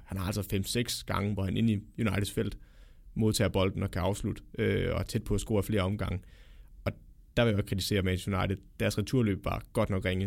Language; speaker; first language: Danish; native; Danish